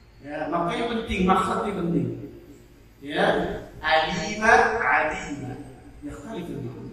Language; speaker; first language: Arabic; non-native, fluent; Indonesian